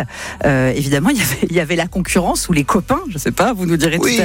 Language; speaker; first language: French; native; French